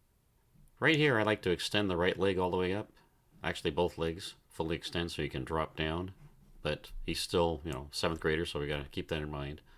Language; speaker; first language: English; native; English